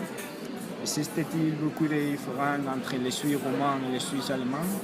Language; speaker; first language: French; non-native, learner; Spanish